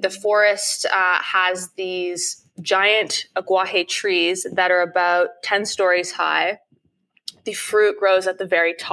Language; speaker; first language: English; native; English